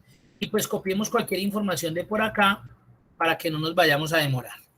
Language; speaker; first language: Spanish; native; Spanish